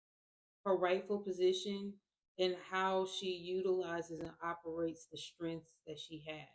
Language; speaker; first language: English; native; English